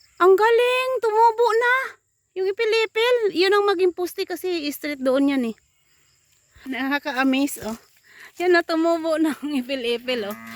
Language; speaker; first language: Filipino; native; Filipino